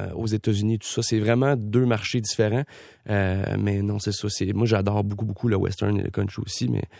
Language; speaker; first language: French; native; French